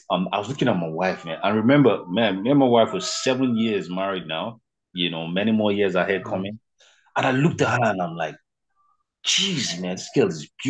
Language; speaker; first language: English; non-native, local second language; Yoruba